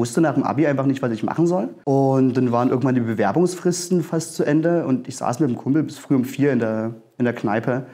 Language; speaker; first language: German; native; German